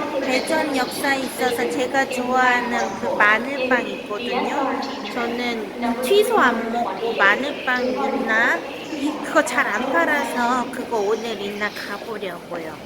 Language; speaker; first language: Korean; native; Korean